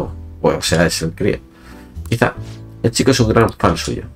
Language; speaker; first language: Spanish; native; Spanish